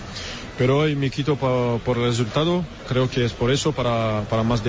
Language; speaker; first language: Spanish; non-native, learner; French